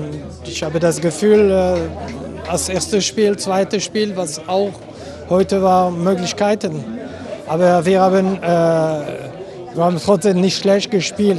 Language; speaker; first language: German; non-native, fluent; French